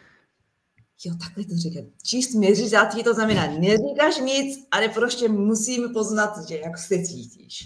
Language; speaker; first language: Czech; non-native, learner; Japanese